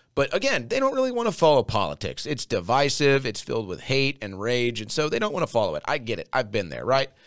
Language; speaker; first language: English; native; English